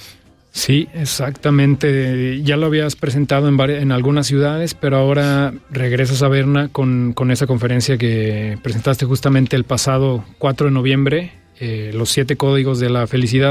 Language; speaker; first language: Spanish; native; Spanish